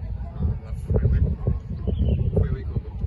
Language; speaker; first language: English; non-native, learner; French